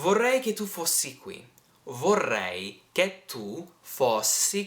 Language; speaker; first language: Italian; non-native, fluent; English